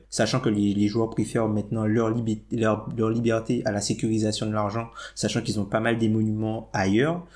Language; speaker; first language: French; native; French